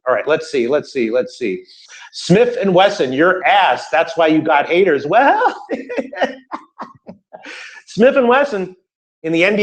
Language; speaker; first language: English; native; English